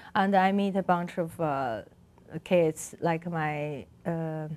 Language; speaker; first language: English; non-native, learner; Chinese